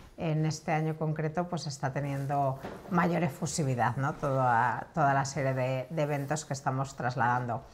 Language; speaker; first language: Spanish; native; Spanish